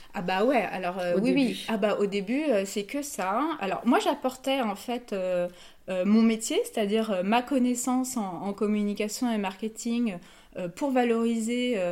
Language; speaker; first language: French; native; French